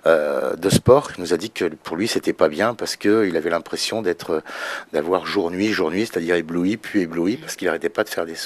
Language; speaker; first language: French; native; French